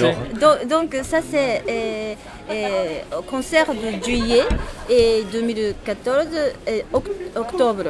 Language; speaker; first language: French; non-native, learner; Japanese